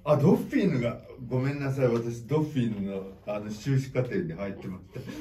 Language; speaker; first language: Japanese; native; Japanese